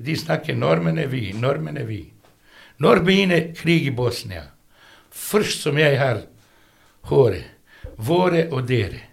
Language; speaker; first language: Norwegian; non-native, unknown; Bosnian